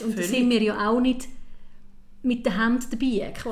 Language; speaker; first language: German; native; German